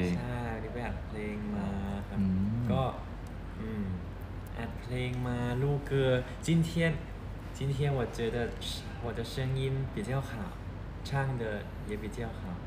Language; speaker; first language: Chinese; non-native, learner; Thai